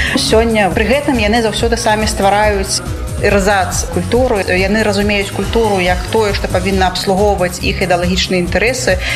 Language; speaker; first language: Belarusian; native; Belarusian